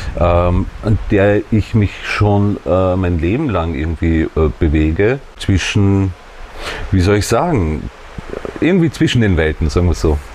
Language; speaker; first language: German; native; German